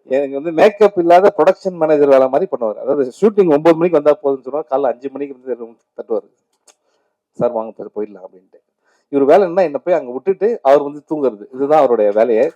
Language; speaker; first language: Tamil; native; Tamil